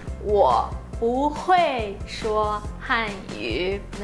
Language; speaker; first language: Chinese; non-native, fluent; Portuguese